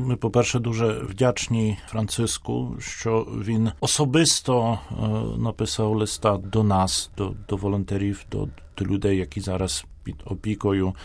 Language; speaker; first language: Ukrainian; non-native, fluent; Polish